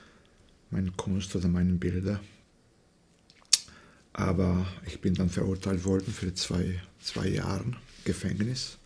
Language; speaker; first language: German; non-native, fluent; Slovak